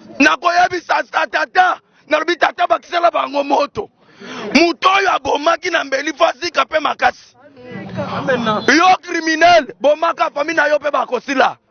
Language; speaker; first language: Lingala; non-native, local second language; Luba-Lulua